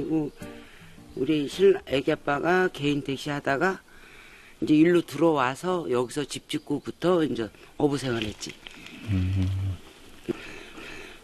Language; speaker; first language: Korean; native; Korean